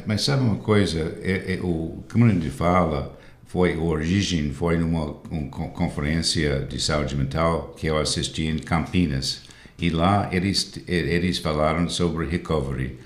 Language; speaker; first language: Portuguese; non-native, fluent; English